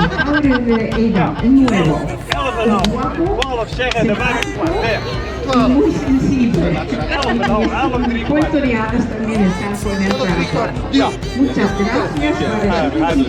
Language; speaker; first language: Spanish; non-native, learner; Dutch